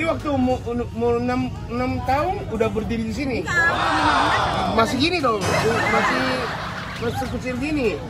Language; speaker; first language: Indonesian; non-native, learner; Japanese